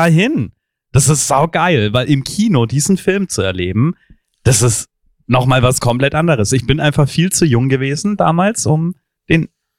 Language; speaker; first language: German; native; German